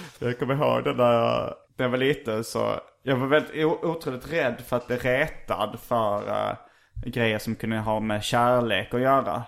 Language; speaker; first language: Swedish; native; Swedish